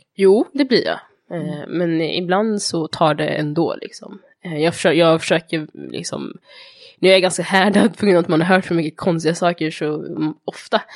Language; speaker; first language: Swedish; early bilingual, other home language; Somali